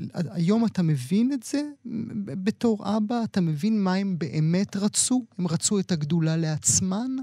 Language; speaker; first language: Hebrew; native; Hebrew